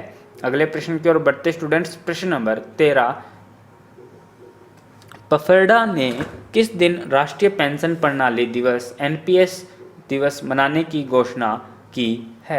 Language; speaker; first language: Hindi; native; Hindi